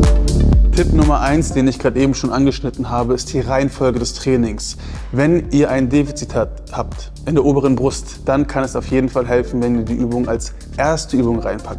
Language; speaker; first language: German; native; German